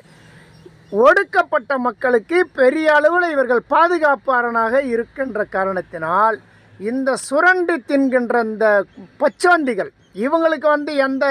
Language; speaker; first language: Tamil; native; Tamil